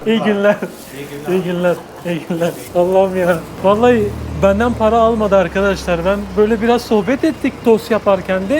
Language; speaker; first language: Turkish; native; Turkish